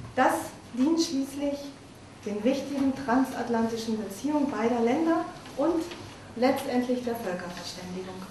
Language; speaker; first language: German; native; German